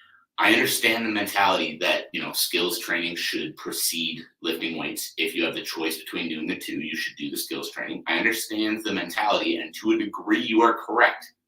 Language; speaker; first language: English; native; English